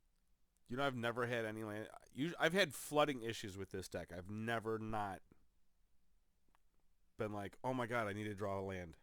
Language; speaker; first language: English; native; English